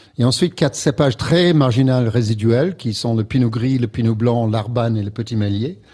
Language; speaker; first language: French; non-native, fluent; English